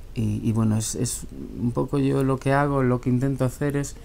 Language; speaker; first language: Spanish; native; Spanish